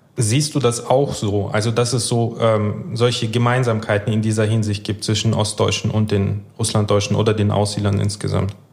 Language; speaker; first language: German; early bilingual, other home language; Russian